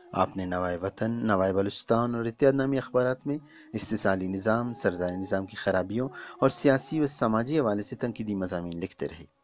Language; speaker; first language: Urdu; non-native, local second language; Baluchi